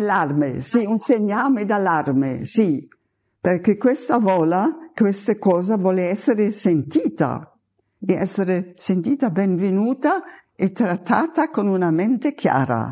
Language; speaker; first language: Italian; non-native, fluent; German